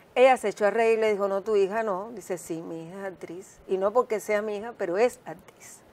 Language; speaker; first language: Spanish; native; Spanish